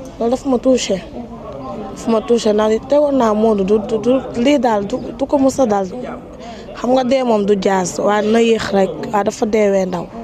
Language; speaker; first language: Wolof; native; Wolof